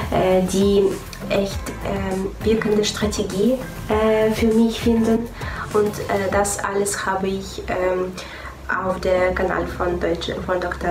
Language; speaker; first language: German; non-native, fluent; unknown